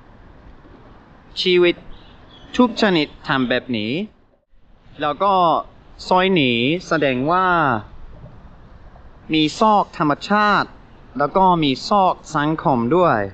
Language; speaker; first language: Thai; non-native, learner; English